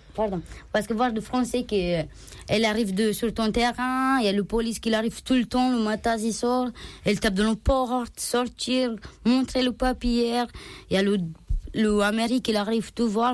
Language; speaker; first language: French; non-native, learner; Romanian